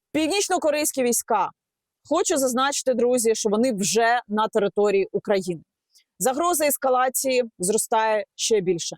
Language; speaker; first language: Ukrainian; native; Ukrainian